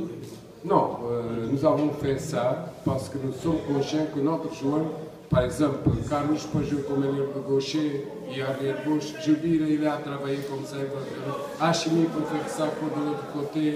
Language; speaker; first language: French; non-native, learner; Portuguese